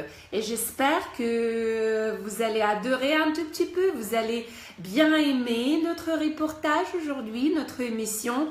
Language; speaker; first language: French; non-native, fluent; Russian